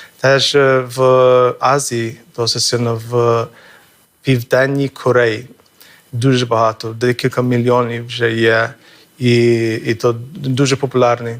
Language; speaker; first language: Ukrainian; non-native, fluent; English